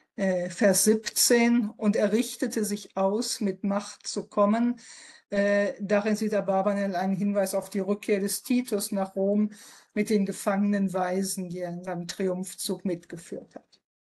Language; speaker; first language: German; native; German